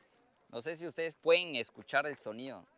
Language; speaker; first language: Spanish; non-native, fluent; Portuguese